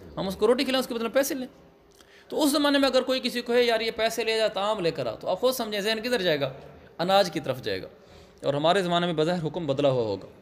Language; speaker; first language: Urdu; native; Urdu